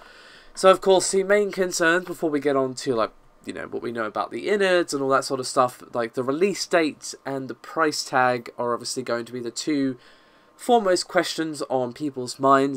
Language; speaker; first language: English; native; English